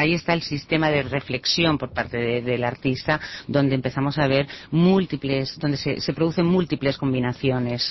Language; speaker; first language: Spanish; early bilingual, heritage; Spanish